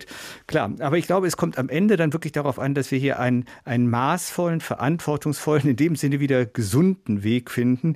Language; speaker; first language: German; native; German